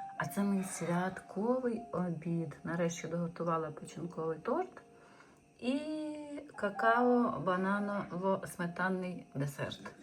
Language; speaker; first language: Ukrainian; native; Ukrainian